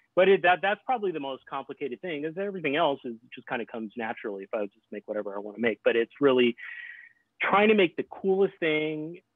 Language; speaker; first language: English; native; English